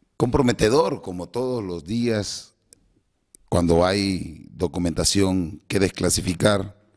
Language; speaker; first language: Spanish; native; Spanish